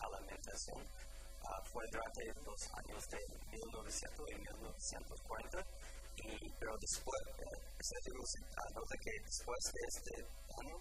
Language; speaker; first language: Spanish; non-native, fluent; English